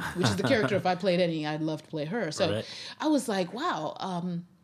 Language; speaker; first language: English; native; English